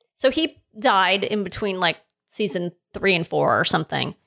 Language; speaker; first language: English; native; English